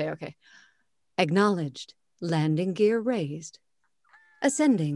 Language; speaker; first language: English; native; English